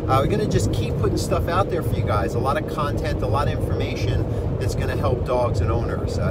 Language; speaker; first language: English; native; English